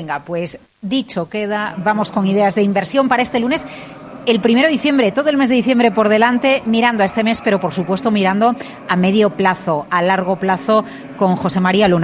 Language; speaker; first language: Spanish; native; Spanish